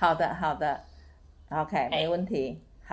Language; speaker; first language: Chinese; non-native, fluent; Indonesian